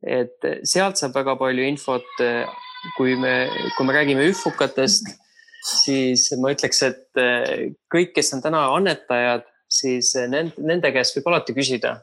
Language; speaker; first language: Estonian; native; Estonian